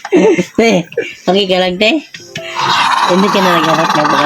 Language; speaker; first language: Filipino; non-native, local second language; Cebuano